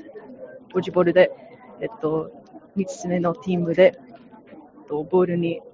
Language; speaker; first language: Japanese; non-native, learner; English